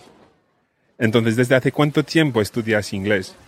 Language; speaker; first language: Spanish; non-native, fluent; English